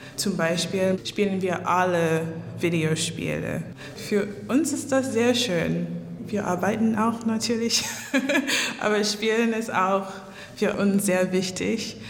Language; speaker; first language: German; non-native, fluent; English